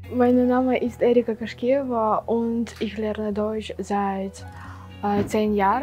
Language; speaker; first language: German; non-native, fluent; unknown